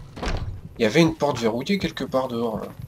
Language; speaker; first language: French; native; French